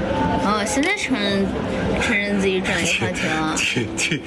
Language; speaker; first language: Chinese; native; Chinese